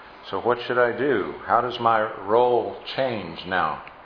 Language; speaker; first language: English; native; English